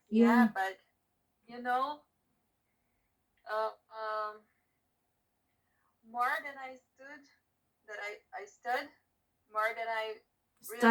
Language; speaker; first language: English; non-native, learner; Portuguese